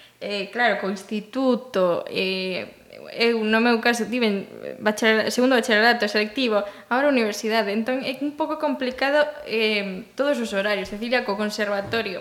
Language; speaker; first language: Galician; native; Galician